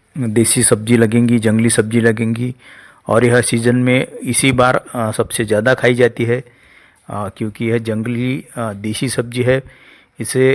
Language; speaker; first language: Hindi; non-native, local second language; Marathi